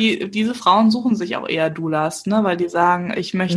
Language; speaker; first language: German; native; German